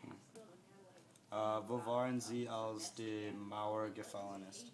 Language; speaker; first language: German; non-native, learner; English